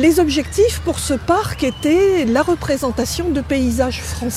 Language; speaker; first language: French; native; French